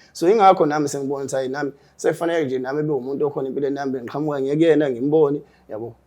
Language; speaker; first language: Zulu; native; Zulu